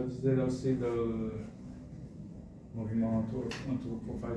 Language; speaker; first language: French; non-native, fluent; Portuguese